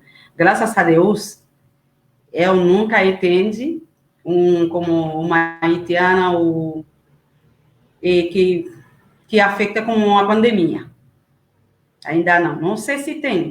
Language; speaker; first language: Portuguese; non-native, learner; Haitian Creole